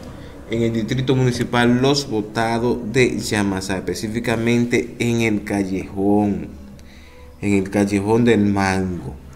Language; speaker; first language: Spanish; native; Spanish